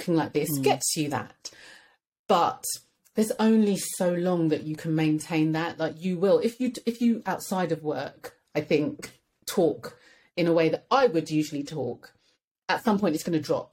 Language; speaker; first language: English; native; English